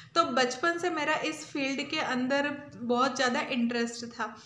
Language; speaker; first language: Hindi; non-native, local second language; Gujarati